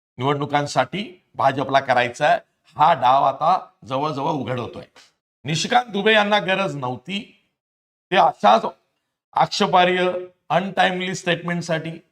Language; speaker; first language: Marathi; native; Marathi